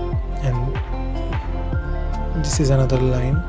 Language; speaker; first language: English; non-native, fluent; Bangla